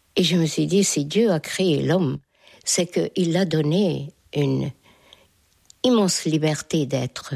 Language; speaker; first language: French; non-native, fluent; Hungarian